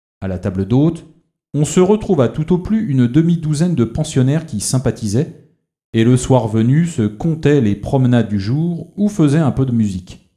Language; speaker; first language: French; native; French